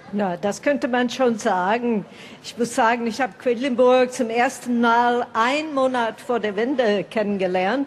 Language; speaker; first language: German; non-native, fluent; English